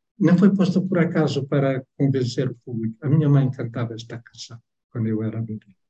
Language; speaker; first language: Portuguese; non-native, local second language; Tetum